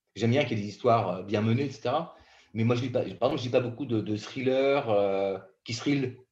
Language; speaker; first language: French; native; French